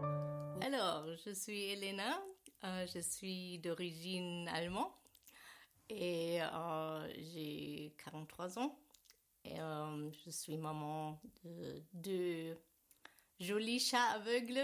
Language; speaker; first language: French; non-native, learner; German